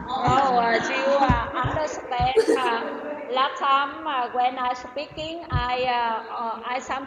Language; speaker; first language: English; non-native, learner; Vietnamese